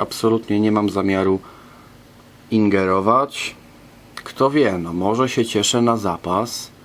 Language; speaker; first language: Polish; native; Polish